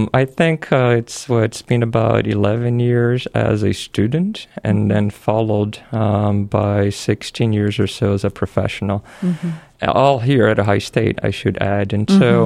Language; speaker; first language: English; non-native, fluent; Portuguese